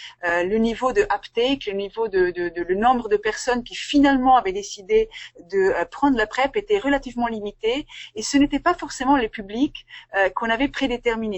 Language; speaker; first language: French; native; French